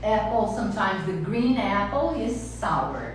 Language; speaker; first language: English; non-native, fluent; Portuguese